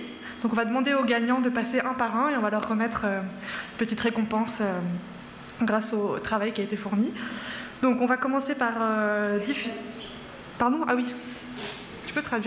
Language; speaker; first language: French; native; French